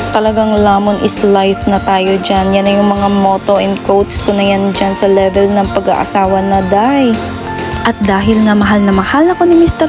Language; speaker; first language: Filipino; non-native, local second language; Hiligaynon